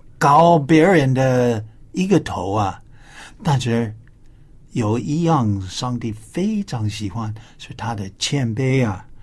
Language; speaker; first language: Chinese; non-native, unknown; English